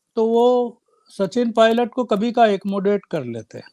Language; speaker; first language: Hindi; native; Hindi